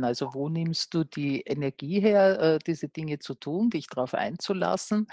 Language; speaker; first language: German; native; German